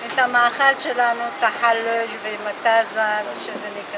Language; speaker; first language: Hebrew; non-native, local second language; Adyghe